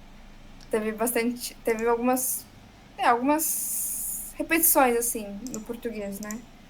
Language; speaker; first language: Portuguese; native; Portuguese